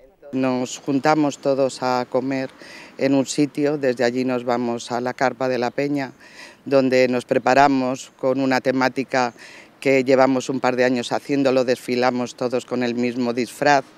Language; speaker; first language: Spanish; native; Spanish